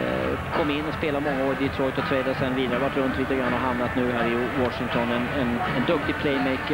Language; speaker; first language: Swedish; native; Swedish